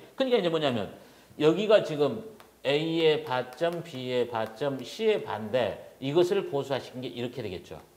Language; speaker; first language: Korean; native; Korean